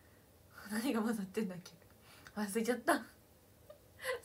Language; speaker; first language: Japanese; native; Japanese